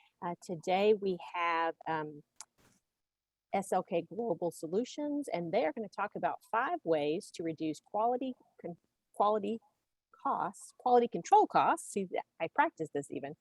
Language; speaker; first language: English; native; English